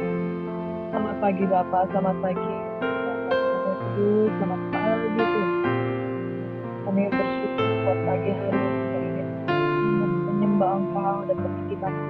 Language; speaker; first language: Indonesian; native; Indonesian